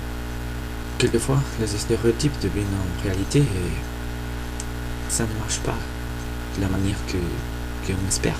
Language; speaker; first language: French; non-native, fluent; Spanish